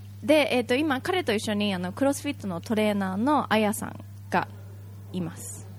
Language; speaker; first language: Japanese; native; Japanese